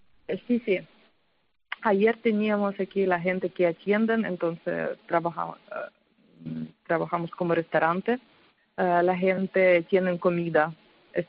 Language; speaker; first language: Spanish; non-native, fluent; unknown